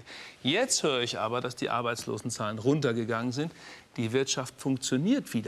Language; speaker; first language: German; native; German